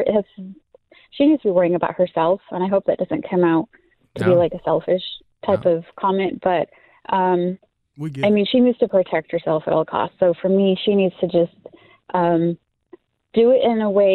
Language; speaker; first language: English; native; English